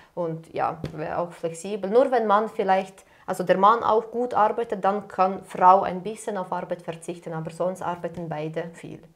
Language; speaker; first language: German; non-native, fluent; Ukrainian